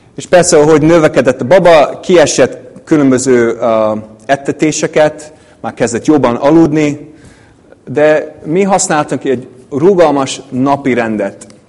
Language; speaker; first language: Hungarian; non-native, fluent; English